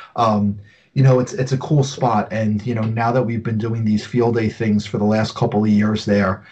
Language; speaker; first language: English; native; English